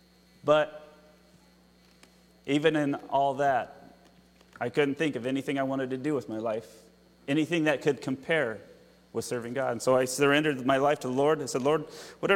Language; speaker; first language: English; native; English